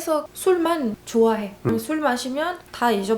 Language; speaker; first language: Korean; non-native, learner; Arabic